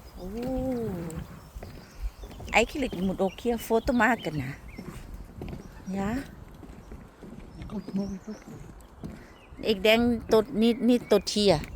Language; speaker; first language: Dutch; non-native, learner; Thai